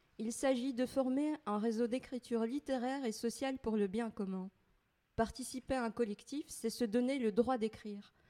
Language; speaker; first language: French; native; French